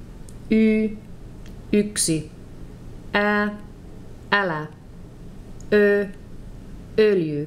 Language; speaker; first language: Finnish; non-native, fluent; English